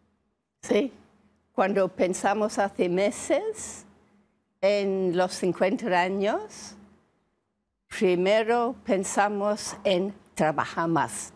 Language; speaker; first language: Spanish; non-native, fluent; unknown